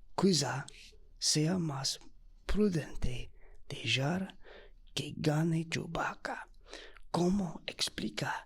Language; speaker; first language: Spanish; non-native, learner; English